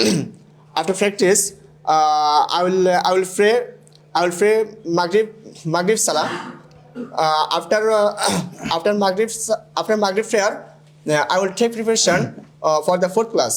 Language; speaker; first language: English; non-native, learner; Bangla